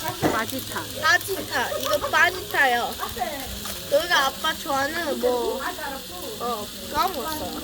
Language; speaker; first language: Korean; early bilingual, heritage; Korean